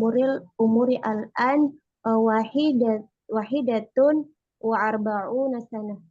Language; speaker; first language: Arabic; non-native, learner; Indonesian